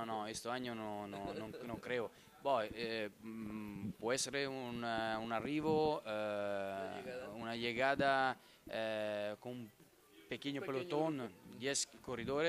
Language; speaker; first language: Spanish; non-native, learner; Italian